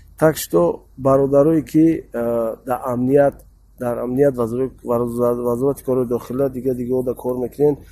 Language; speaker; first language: Tajik; native; Tajik